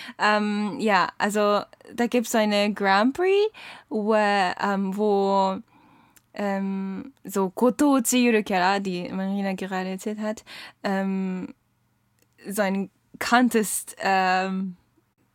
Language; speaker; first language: German; non-native, learner; Japanese